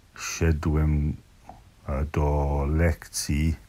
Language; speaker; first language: Polish; non-native, learner; English